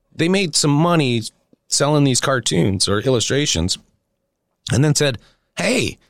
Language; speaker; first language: English; native; English